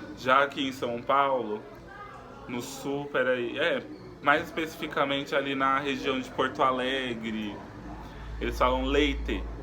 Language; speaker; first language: Portuguese; native; Portuguese